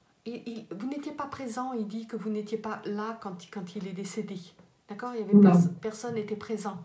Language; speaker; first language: French; native; French